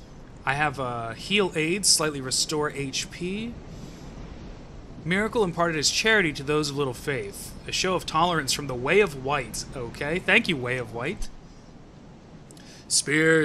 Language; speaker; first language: English; native; English